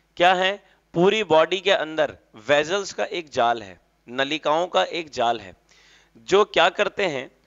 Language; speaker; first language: Hindi; native; Hindi